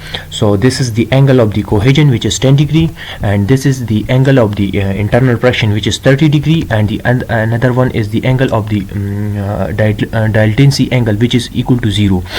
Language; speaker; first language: English; non-native, local second language; Urdu